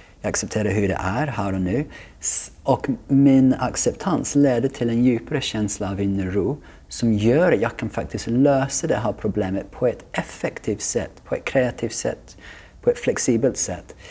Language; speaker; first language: Swedish; non-native, fluent; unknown